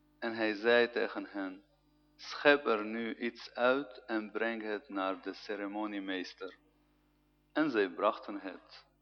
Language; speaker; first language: Dutch; non-native, fluent; Arabic